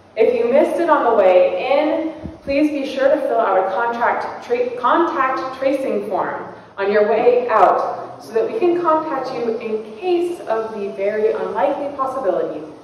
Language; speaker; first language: English; native; English